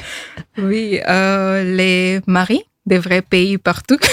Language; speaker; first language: French; non-native, fluent; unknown